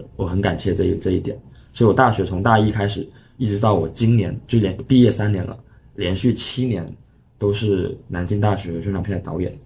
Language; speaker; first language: Chinese; non-native, local second language; Cantonese